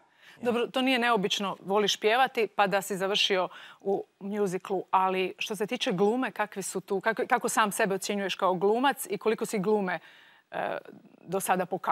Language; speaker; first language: Croatian; native; Croatian